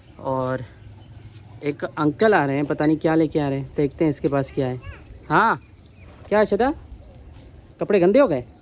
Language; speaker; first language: Urdu; non-native, local second language; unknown